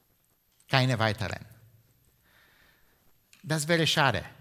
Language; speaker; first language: German; non-native, fluent; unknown